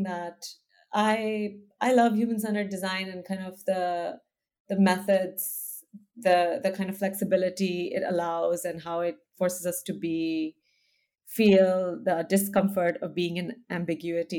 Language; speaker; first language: English; non-native, local second language; Hindi